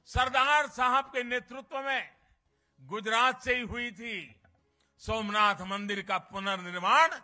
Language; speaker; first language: Hindi; native; Hindi